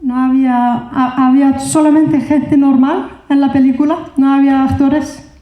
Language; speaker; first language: Spanish; non-native, fluent; Icelandic